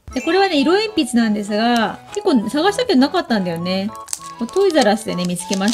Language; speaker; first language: Japanese; native; Japanese